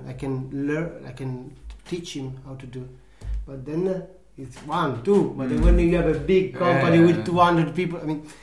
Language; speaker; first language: English; non-native, learner; Italian